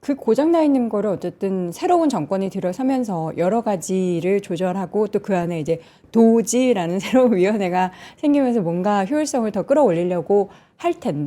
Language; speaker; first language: Korean; native; Korean